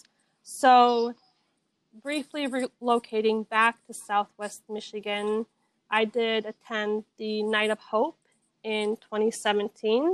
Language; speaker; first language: English; native; English